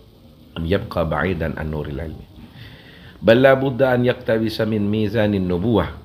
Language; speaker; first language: Arabic; non-native, fluent; Indonesian